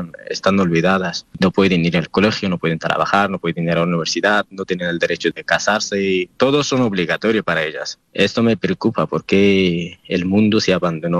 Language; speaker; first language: Spanish; non-native, learner; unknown